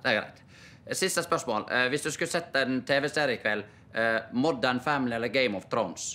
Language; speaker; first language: Norwegian; native; Norwegian